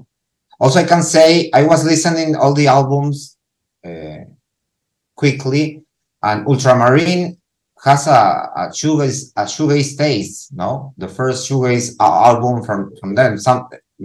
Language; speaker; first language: English; non-native, learner; Spanish